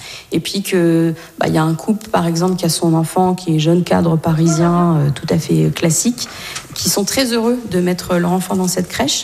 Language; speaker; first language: French; native; French